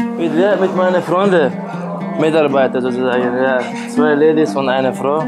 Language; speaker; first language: German; non-native, learner; Arabic